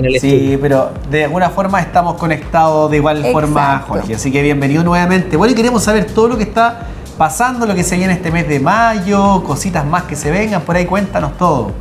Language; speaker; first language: Spanish; native; Spanish